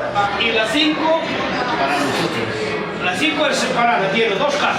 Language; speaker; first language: Spanish; native; Spanish